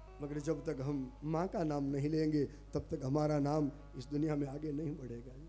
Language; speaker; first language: Hindi; non-native, local second language; Gujarati